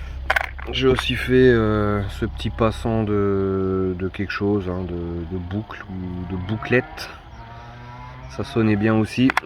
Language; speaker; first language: French; native; French